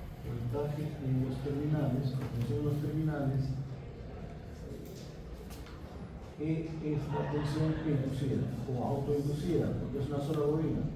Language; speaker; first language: Spanish; native; Spanish